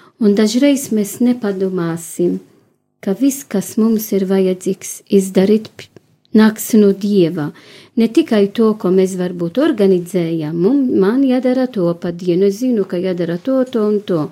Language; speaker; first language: Latvian; non-native, learner; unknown